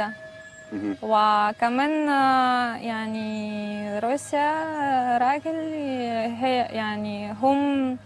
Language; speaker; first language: Arabic; non-native, learner; Russian